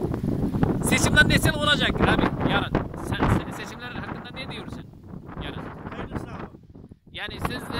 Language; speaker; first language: Turkish; non-native, learner; Uzbek